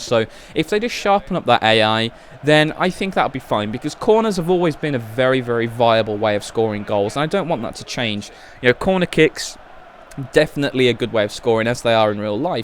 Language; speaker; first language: English; native; English